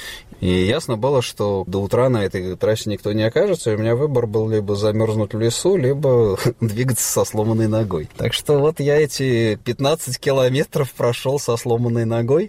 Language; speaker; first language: Russian; native; Russian